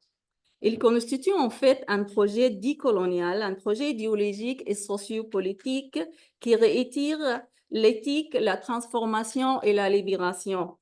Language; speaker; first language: French; non-native, fluent; Arabic